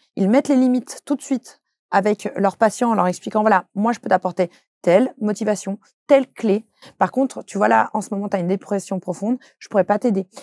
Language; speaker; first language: French; native; French